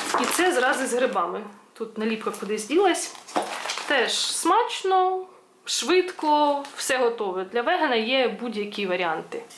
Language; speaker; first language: Ukrainian; non-native, local second language; Russian